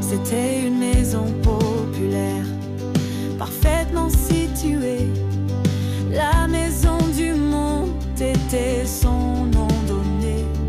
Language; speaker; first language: French; native; French